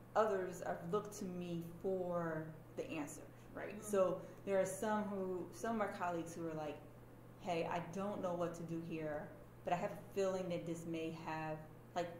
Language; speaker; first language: English; native; English